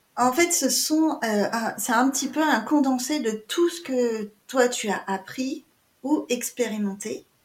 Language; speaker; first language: French; native; French